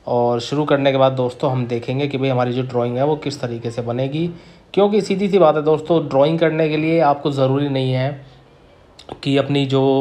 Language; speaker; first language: Hindi; native; Hindi